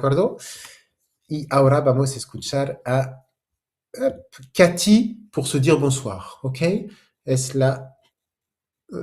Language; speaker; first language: Spanish; non-native, fluent; French